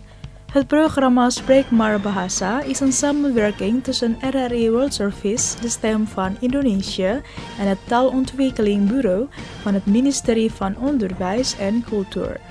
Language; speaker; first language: Dutch; non-native, fluent; Indonesian